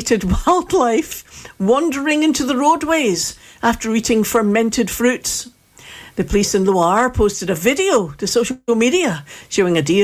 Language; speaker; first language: English; native; English